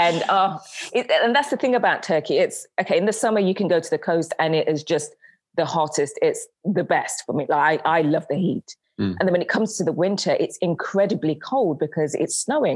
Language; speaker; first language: English; native; English